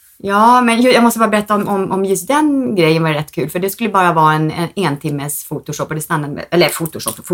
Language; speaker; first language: Swedish; early bilingual, other home language; Spanish